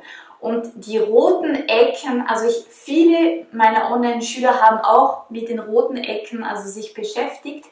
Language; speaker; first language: German; non-native, fluent; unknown